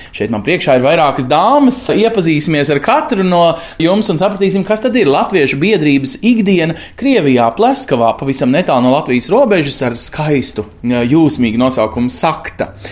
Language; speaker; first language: Latvian; native; Latvian